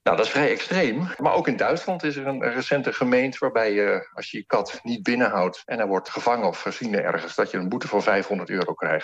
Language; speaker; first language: Dutch; native; Dutch